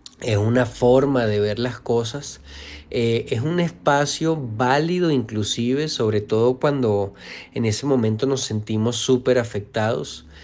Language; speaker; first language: Spanish; native; Spanish